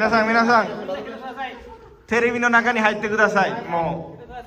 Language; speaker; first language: Japanese; non-native, fluent; Bangla